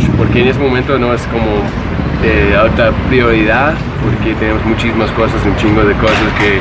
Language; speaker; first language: Spanish; non-native, fluent; English